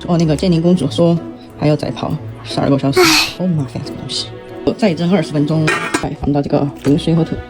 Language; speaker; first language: Chinese; native; Chinese